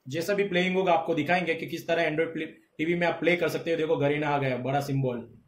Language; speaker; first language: Hindi; non-native, local second language; Gujarati